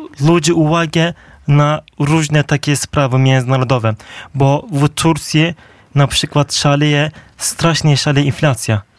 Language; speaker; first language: Polish; non-native, fluent; Turkish